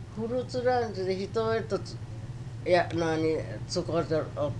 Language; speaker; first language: Japanese; native; Japanese